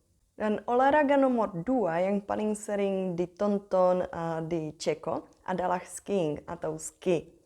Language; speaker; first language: Indonesian; non-native, fluent; Czech